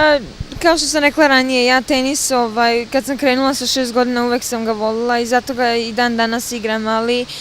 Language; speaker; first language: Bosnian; early bilingual, other home language; Serbian